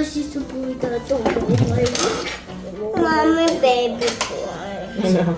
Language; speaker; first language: Korean; early bilingual, heritage; English